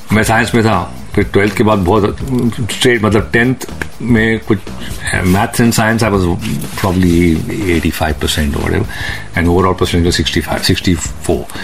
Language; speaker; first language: Hindi; native; Hindi